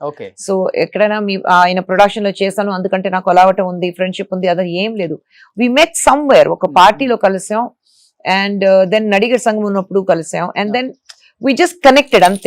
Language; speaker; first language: Telugu; non-native, fluent; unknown